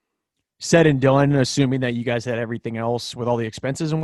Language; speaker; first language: English; native; English